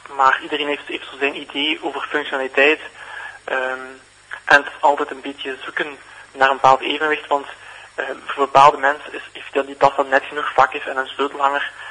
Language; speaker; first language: Dutch; native; Dutch